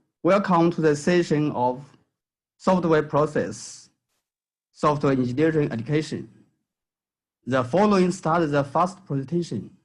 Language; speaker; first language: English; non-native, fluent; Chinese